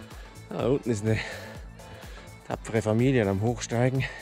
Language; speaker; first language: German; native; German